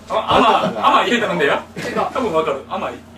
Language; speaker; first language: Korean; non-native, fluent; Japanese